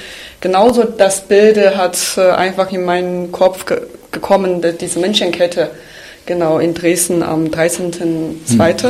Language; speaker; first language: German; non-native, fluent; Chinese